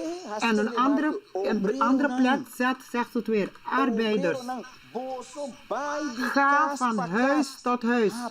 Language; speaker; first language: Dutch; non-native, local second language; Papiamento